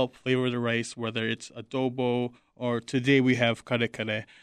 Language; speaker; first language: English; non-native, local second language; Filipino